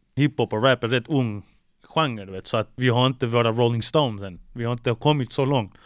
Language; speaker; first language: Swedish; early bilingual, other home language; Spanish